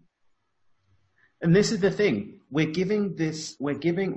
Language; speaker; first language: English; native; English